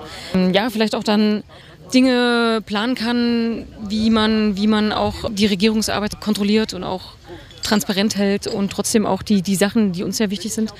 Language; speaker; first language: German; native; German